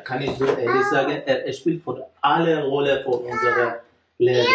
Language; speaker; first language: German; non-native, learner; Persian